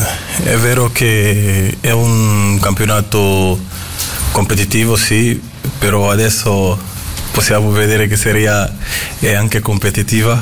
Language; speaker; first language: Italian; non-native, fluent; Portuguese